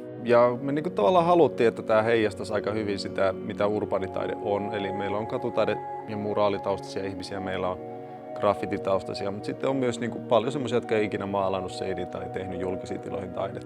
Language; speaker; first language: Finnish; native; Finnish